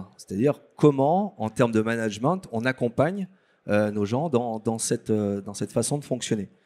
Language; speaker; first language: French; native; French